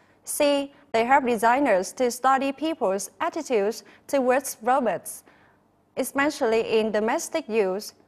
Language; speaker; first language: English; non-native, fluent; Vietnamese